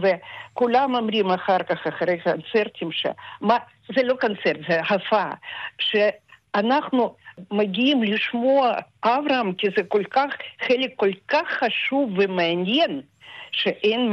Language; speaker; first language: Hebrew; non-native, fluent; Russian